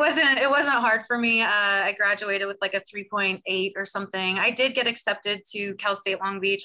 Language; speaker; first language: English; native; English